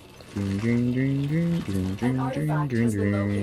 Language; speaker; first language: English; non-native, fluent; German